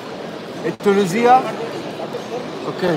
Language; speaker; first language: Spanish; non-native, learner; Arabic